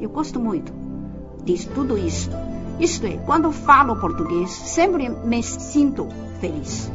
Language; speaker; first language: Portuguese; non-native, fluent; Chinese